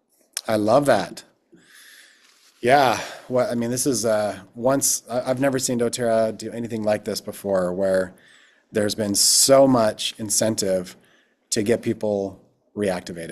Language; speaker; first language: English; native; English